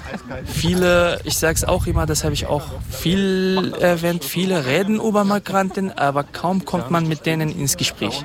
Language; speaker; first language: German; non-native, fluent; Kurdish